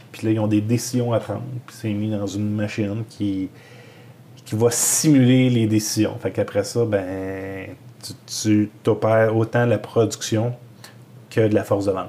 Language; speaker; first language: French; native; French